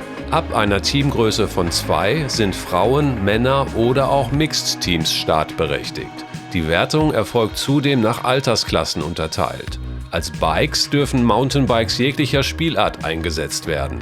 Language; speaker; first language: German; native; German